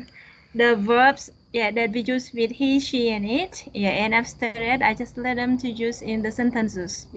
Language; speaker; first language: English; non-native, fluent; Khmer